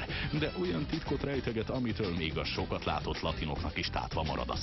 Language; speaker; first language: Hungarian; native; Hungarian